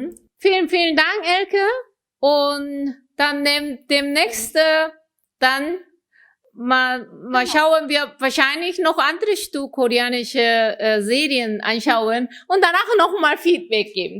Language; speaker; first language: German; non-native, fluent; Korean